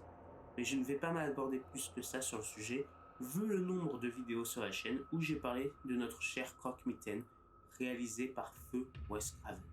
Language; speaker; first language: French; native; French